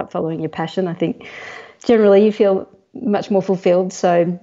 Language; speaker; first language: English; native; English